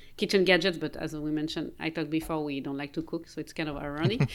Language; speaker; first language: English; non-native, fluent; French